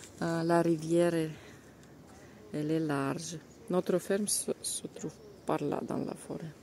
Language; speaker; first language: French; non-native, fluent; Russian